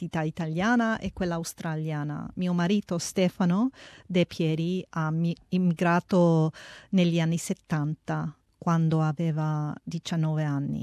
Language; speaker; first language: Italian; early bilingual, heritage; Italian